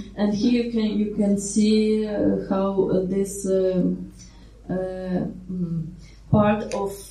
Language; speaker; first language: English; non-native, fluent; Ukrainian